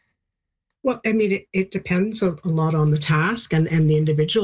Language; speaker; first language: English; native; English